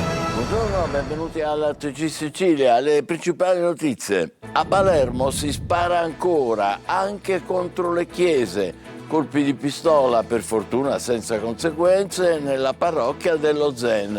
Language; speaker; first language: Italian; native; Italian